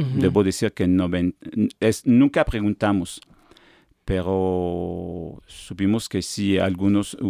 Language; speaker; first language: Spanish; non-native, fluent; French